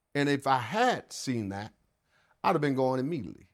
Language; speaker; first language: English; native; English